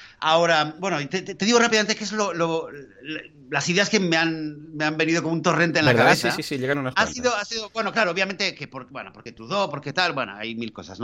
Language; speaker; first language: Spanish; native; Spanish